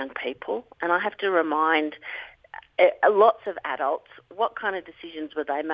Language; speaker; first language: English; native; English